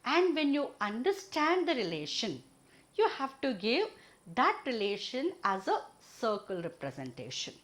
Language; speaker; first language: English; non-native, local second language; Telugu